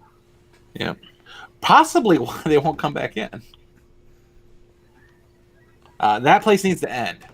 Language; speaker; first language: English; native; English